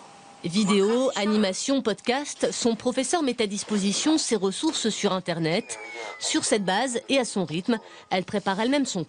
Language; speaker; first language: French; native; French